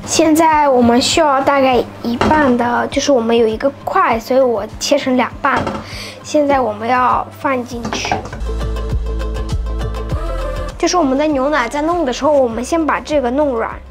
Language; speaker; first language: Chinese; non-native, fluent; Russian